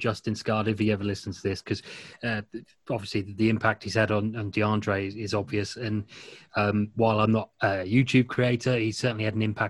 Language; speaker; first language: English; native; English